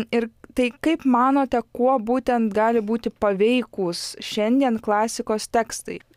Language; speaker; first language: Lithuanian; native; Lithuanian